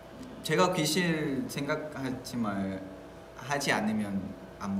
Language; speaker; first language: Korean; non-native, fluent; Vietnamese